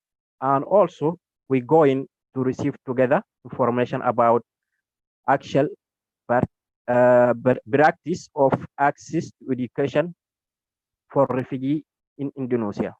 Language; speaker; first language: English; non-native, learner; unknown